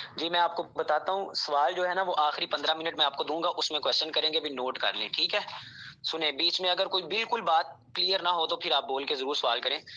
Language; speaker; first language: Urdu; non-native, local second language; Punjabi